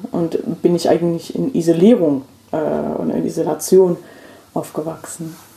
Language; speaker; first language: German; non-native, fluent; English